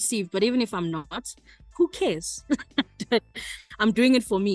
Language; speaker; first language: English; native; English